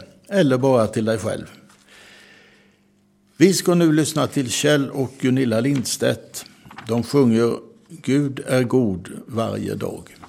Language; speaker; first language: Swedish; native; Swedish